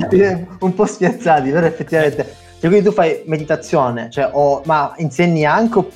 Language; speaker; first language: Italian; native; Italian